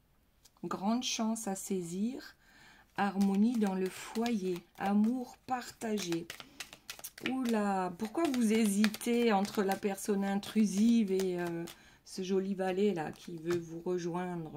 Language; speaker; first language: French; native; French